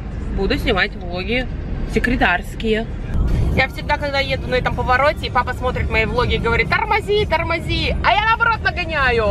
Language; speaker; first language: Russian; native; Russian